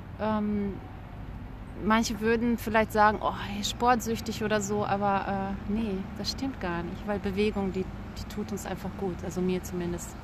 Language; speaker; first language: German; early bilingual, other home language; Bosnian